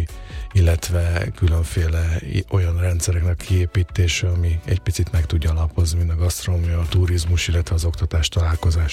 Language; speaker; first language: Hungarian; native; Hungarian